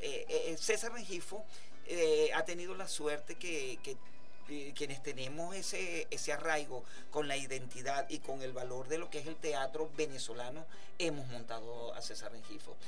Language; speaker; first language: Spanish; native; Spanish